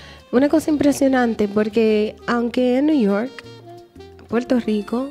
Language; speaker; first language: Italian; non-native, learner; Spanish